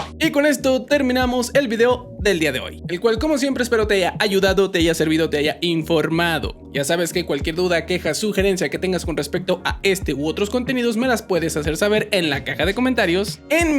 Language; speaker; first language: Spanish; native; Spanish